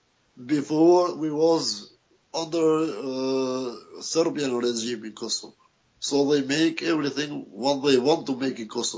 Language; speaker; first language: English; non-native, learner; Albanian